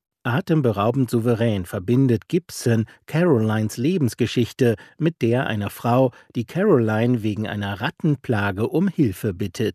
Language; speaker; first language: German; native; German